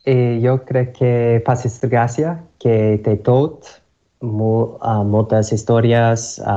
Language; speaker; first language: Catalan; non-native, learner; English